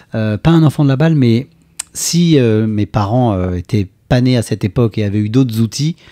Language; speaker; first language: French; native; French